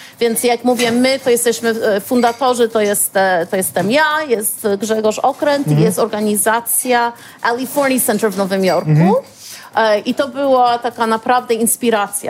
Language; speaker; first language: Polish; early bilingual, heritage; Polish